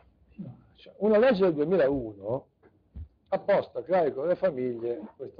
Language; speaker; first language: Italian; native; Italian